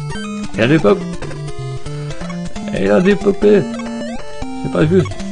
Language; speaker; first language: French; native; French